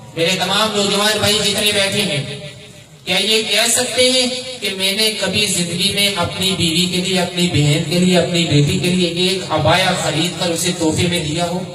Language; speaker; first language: Urdu; non-native, fluent; Arabic